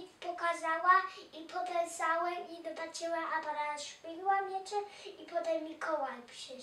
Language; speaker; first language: Polish; early bilingual, heritage; Polish